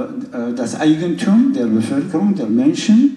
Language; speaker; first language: German; non-native, fluent; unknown